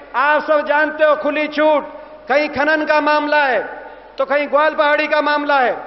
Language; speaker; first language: Hindi; native; Hindi